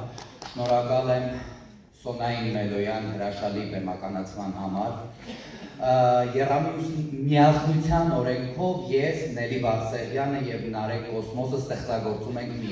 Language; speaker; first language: Armenian; native; Armenian